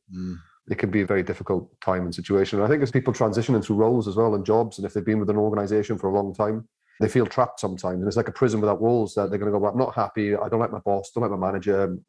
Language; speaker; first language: English; native; English